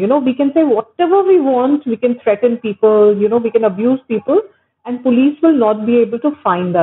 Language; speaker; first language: English; non-native, local second language; Hindi